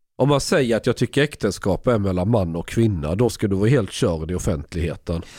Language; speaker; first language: Swedish; native; Swedish